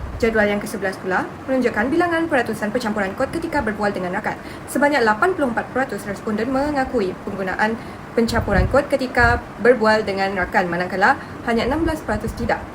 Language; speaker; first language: Malay; native; Malay